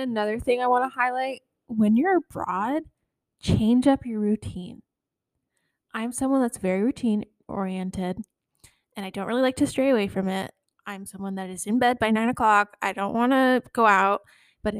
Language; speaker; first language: English; native; English